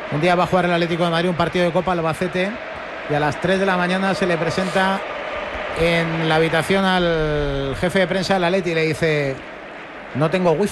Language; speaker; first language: Spanish; native; Spanish